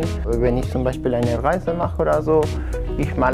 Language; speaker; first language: German; non-native, fluent; Spanish